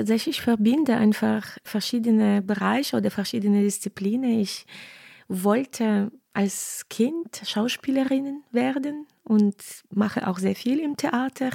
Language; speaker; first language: German; non-native, fluent; Ukrainian